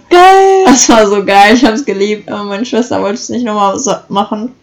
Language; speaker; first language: German; native; German